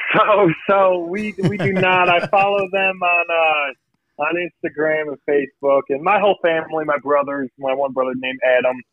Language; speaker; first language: English; native; English